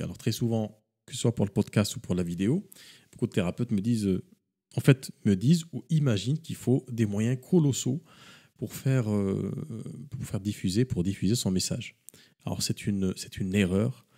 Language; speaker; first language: French; native; French